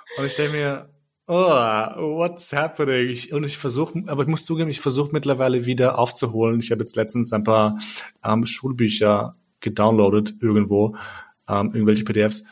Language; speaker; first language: German; early bilingual, other home language; Albanian